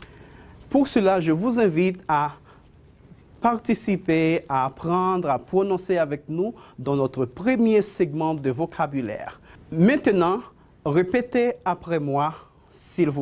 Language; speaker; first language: French; non-native, fluent; Spanish